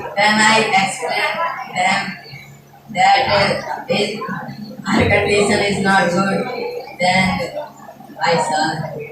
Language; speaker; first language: English; non-native, learner; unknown